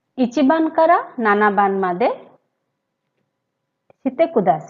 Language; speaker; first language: Japanese; non-native, fluent; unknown